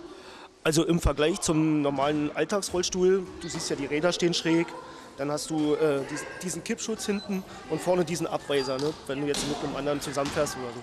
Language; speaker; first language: German; native; German